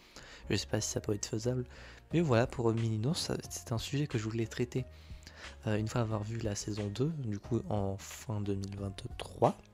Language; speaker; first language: French; native; French